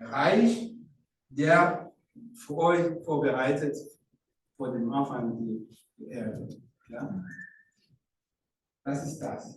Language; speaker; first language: German; non-native, learner; Rundi